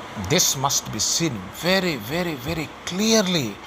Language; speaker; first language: English; non-native, local second language; Telugu